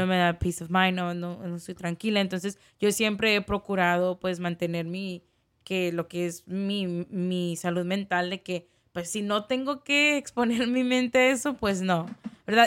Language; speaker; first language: Spanish; native; Spanish